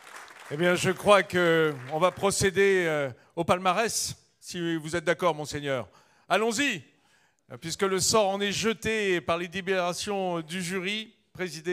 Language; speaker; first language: French; native; French